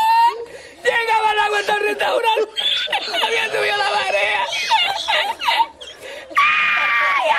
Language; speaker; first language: Spanish; native; Spanish